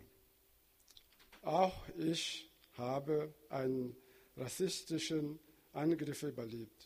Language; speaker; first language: German; non-native, fluent; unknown